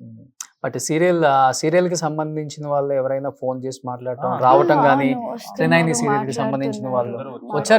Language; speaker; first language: Telugu; native; Telugu